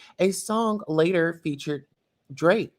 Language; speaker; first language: English; native; English